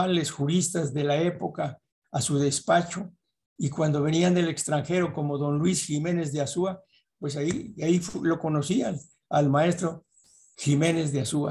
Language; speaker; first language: Spanish; native; Spanish